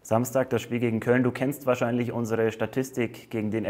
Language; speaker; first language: German; native; German